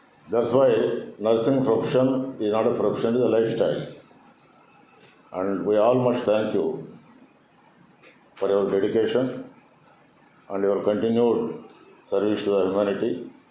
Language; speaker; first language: English; non-native, local second language; Telugu